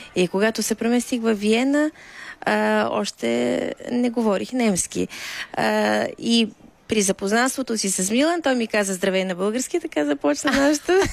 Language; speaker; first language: Bulgarian; native; Bulgarian